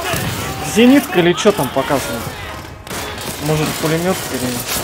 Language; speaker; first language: Russian; native; Russian